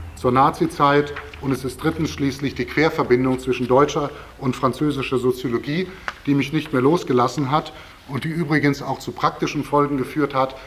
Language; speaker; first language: German; native; German